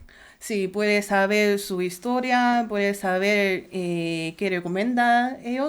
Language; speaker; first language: Spanish; non-native, learner; Chinese